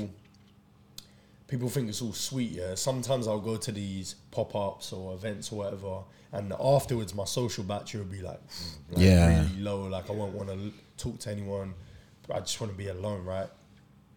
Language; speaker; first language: English; native; English